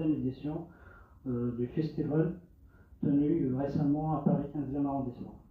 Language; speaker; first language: French; non-native, local second language; Kabyle